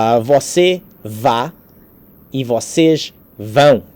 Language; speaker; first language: Portuguese; non-native, fluent; English